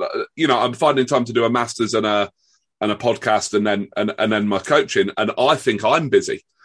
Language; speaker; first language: English; native; English